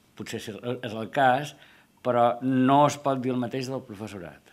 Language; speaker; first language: Catalan; native; Catalan